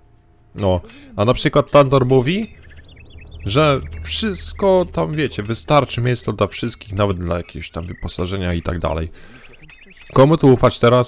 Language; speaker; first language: Polish; native; Polish